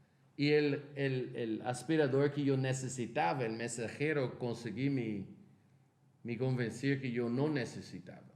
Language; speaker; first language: Spanish; non-native, fluent; Portuguese